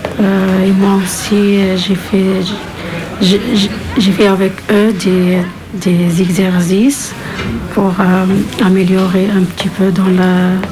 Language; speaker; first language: French; non-native, learner; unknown